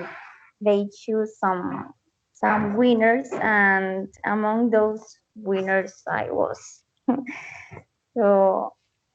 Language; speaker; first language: English; non-native, learner; Spanish